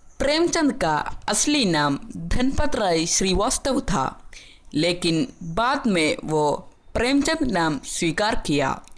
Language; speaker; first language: Hindi; non-native, local second language; Malayalam